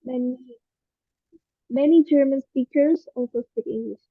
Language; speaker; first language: English; non-native, learner; Indonesian